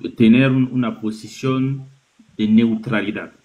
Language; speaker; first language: Spanish; non-native, learner; French